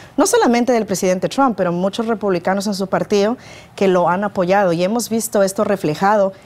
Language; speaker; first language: Spanish; native; Spanish